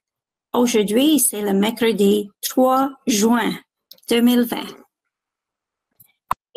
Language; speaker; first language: French; non-native, fluent; English